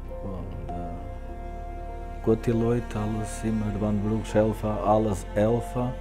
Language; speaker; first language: German; non-native, learner; Portuguese